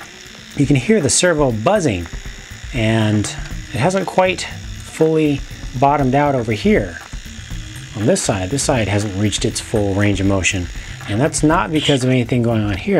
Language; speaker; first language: English; native; English